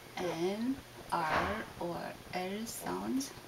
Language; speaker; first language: English; non-native, learner; Korean